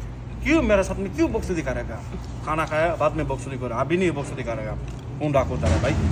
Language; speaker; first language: Hindi; non-native, learner; Bangla